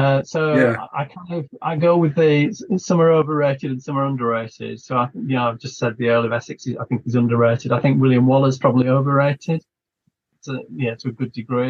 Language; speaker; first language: English; native; English